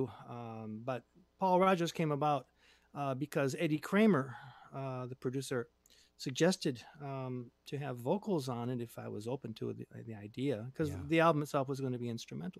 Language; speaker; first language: English; native; English